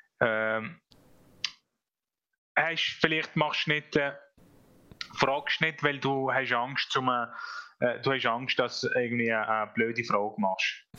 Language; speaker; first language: German; non-native, fluent; Italian